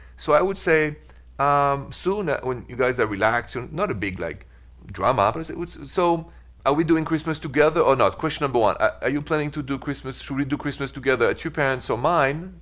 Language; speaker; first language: English; non-native, fluent; French